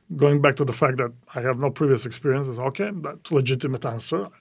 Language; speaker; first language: English; non-native, fluent; Serbian